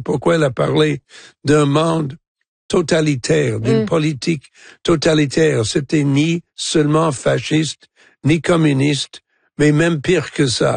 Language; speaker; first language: French; non-native, local second language; English